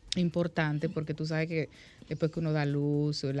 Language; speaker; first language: Spanish; native; Spanish